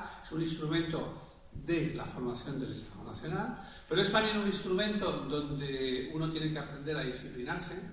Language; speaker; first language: Spanish; native; Spanish